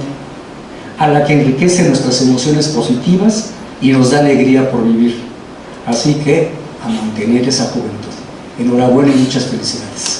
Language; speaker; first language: Spanish; native; Spanish